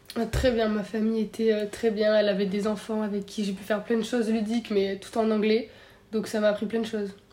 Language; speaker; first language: French; native; French